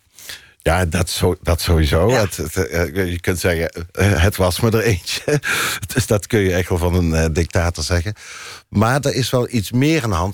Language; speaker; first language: Dutch; native; Dutch